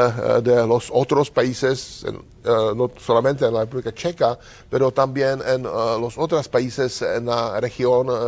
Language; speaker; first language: Spanish; non-native, learner; Czech